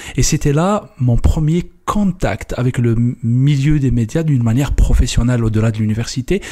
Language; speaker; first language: French; non-native, local second language; Kabyle